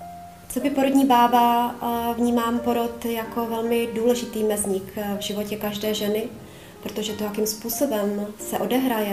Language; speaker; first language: Czech; native; Czech